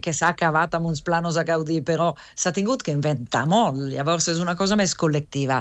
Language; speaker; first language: Catalan; non-native, fluent; Italian